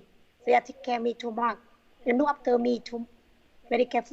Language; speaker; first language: English; non-native, learner; Vietnamese